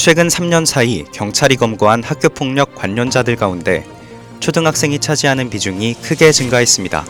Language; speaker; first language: Korean; native; Korean